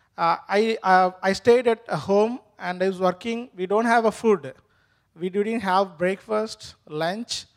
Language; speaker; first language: English; non-native, local second language; Tamil